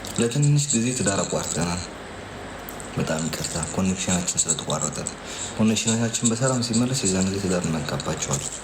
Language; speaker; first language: Amharic; non-native, learner; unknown